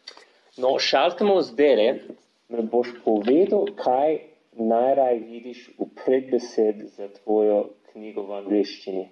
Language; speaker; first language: Slovenian; non-native, learner; English